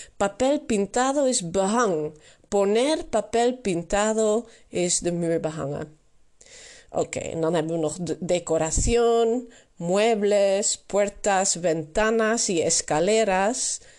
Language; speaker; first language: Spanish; non-native, learner; Dutch